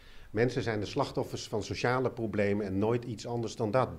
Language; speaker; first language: Dutch; native; Dutch